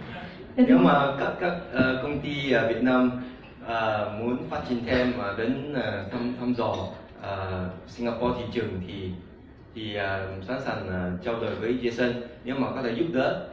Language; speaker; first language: Vietnamese; non-native, fluent; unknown